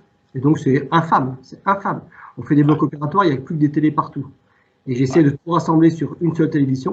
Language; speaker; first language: French; native; French